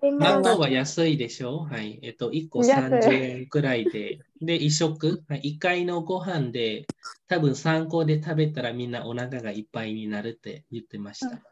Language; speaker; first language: Japanese; non-native, fluent; Khmer